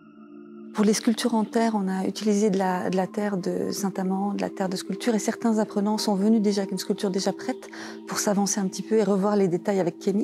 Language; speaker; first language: French; native; French